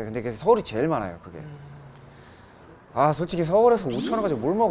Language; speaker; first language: Korean; native; Korean